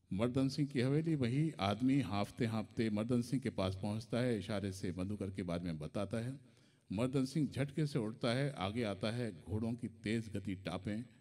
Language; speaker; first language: Hindi; native; Hindi